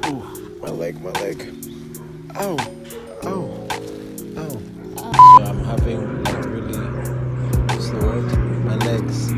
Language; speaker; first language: English; non-native, local second language; Yoruba